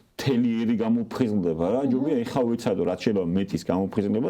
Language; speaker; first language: Georgian; non-native, local second language; Svan